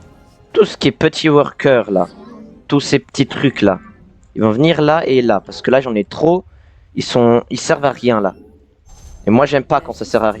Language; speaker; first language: French; native; French